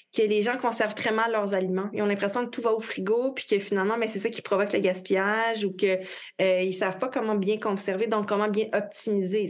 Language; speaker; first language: French; native; French